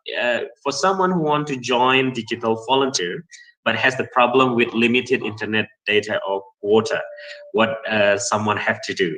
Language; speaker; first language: English; non-native, fluent; Indonesian